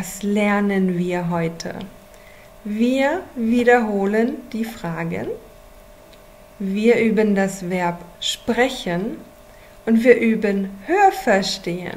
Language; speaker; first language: German; non-native, fluent; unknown